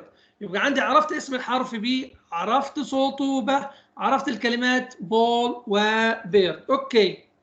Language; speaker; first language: Arabic; native; Arabic